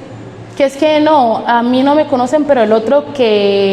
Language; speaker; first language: Spanish; native; Spanish